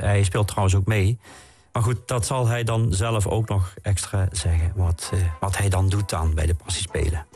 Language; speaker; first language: Dutch; native; Dutch